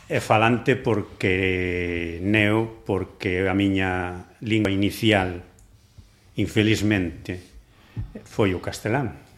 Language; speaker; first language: Galician; non-native, local second language; Spanish